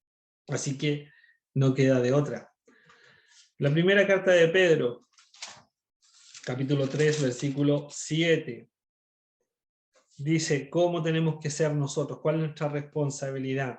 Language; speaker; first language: Spanish; native; Spanish